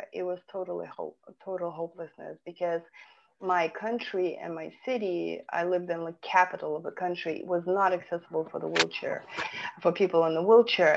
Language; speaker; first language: English; non-native, fluent; Lithuanian